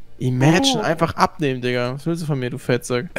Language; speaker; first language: German; native; German